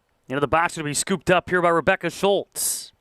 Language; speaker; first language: English; native; English